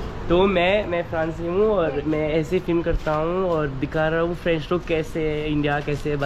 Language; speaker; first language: Hindi; non-native, learner; French